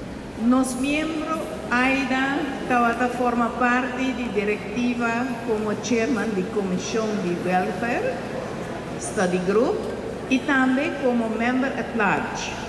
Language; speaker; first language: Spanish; non-native, local second language; Papiamento